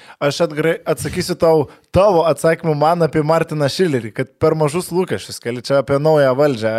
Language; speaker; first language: Lithuanian; native; Lithuanian